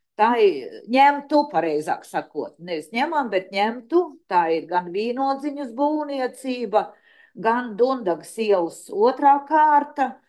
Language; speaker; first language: Latvian; non-native, local second language; Russian